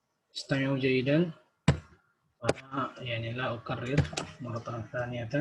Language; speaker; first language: Arabic; non-native, fluent; Indonesian